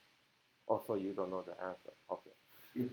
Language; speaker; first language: English; non-native, fluent; Japanese